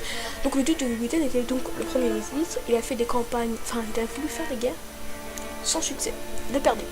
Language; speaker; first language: French; native; French